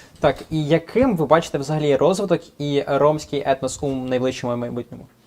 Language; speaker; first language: Ukrainian; native; Ukrainian